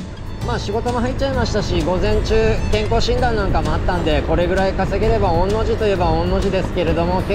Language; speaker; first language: Japanese; native; Japanese